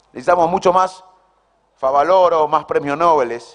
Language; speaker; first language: Spanish; native; Spanish